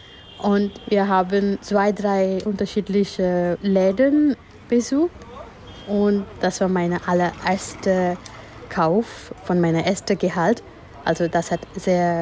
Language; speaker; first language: German; non-native, learner; Gujarati